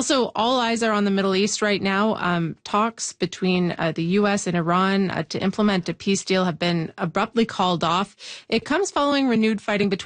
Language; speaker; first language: English; native; English